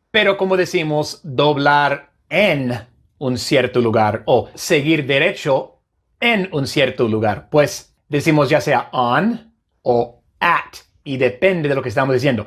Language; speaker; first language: Spanish; non-native, fluent; English